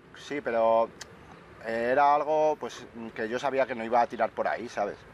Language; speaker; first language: Spanish; native; Spanish